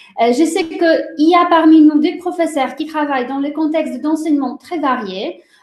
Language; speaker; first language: French; non-native, fluent; Polish